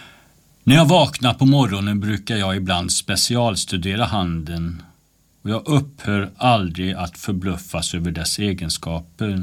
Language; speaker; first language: Swedish; native; Swedish